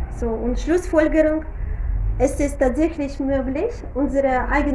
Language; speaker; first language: German; non-native, fluent; Russian